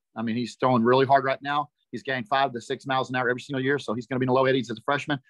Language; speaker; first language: English; native; English